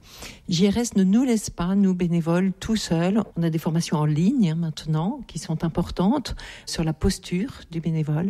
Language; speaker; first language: French; native; French